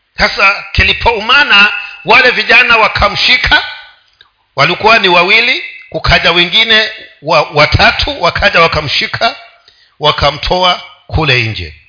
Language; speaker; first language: Swahili; non-native, local second language; Giryama